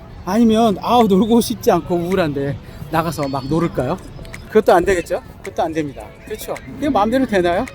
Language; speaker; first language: Korean; native; Korean